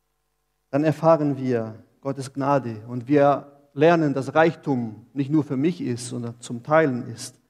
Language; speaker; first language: German; non-native, fluent; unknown